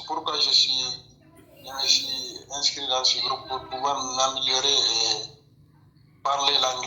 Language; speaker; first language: French; non-native, local second language; Bambara